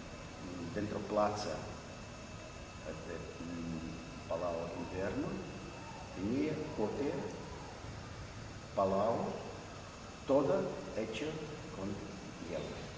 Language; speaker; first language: Spanish; non-native, learner; Russian